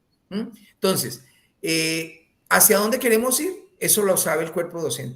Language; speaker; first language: Spanish; native; Spanish